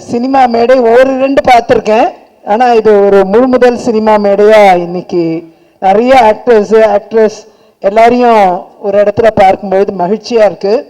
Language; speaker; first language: Tamil; native; Tamil